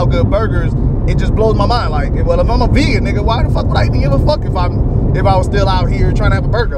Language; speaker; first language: English; native; English